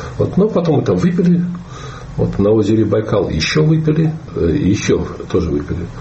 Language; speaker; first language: Russian; native; Russian